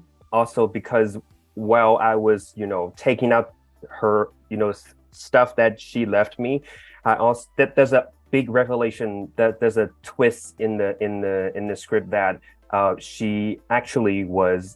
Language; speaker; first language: English; non-native, local second language; Cantonese